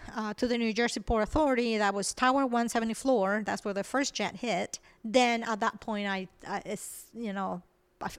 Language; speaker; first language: English; non-native, fluent; Spanish